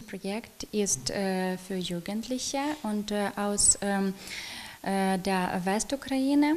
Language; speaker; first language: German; non-native, local second language; Ukrainian